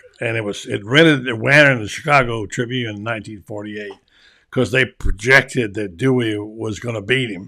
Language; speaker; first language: English; native; English